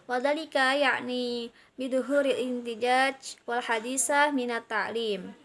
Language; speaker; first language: Arabic; non-native, learner; Indonesian